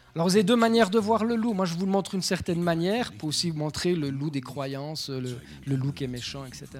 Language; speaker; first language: French; native; French